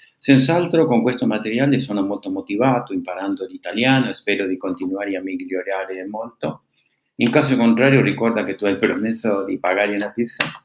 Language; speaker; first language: Italian; non-native, learner; Spanish